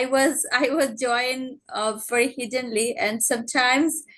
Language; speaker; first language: English; non-native, learner; Bangla